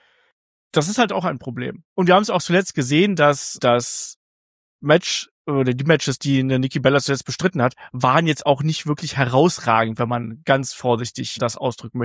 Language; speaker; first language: German; native; German